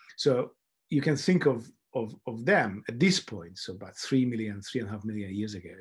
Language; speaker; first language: English; non-native, fluent; Hungarian